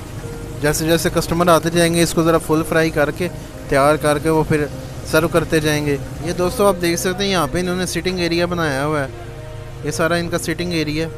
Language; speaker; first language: Hindi; non-native, local second language; Punjabi